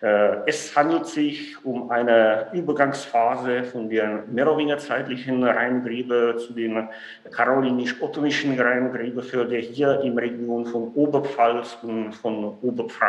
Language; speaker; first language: German; non-native, fluent; Czech